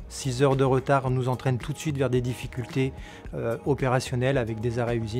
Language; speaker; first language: French; native; French